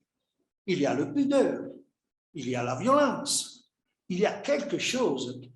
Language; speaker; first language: French; non-native, fluent; Italian